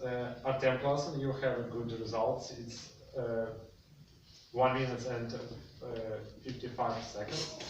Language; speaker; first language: English; non-native, learner; Russian